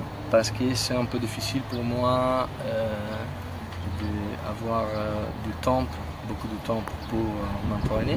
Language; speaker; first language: French; non-native, fluent; Italian